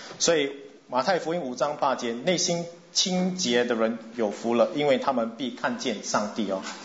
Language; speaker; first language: Chinese; non-native, local second language; English